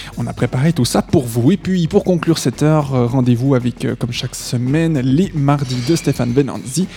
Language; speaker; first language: French; native; French